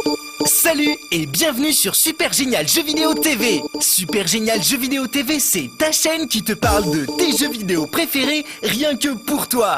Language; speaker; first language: French; native; French